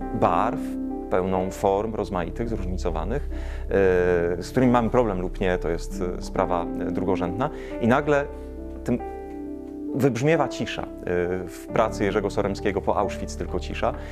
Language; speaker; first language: Polish; native; Polish